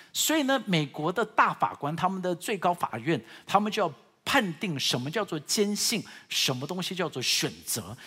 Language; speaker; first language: Chinese; early bilingual, heritage; Chinese